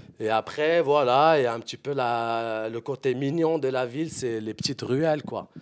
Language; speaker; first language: French; non-native, local second language; Arabic